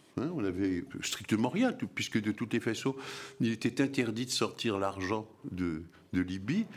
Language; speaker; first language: French; early bilingual, other home language; Arabic